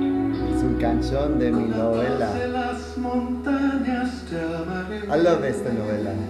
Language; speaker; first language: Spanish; early bilingual, heritage; Spanish